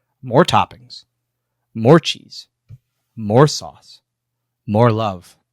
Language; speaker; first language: English; native; English